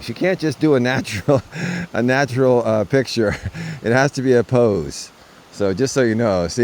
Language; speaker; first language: English; native; English